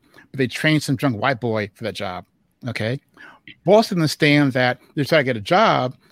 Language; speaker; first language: English; native; English